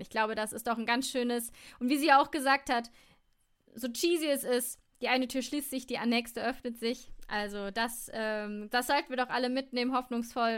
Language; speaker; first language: German; native; German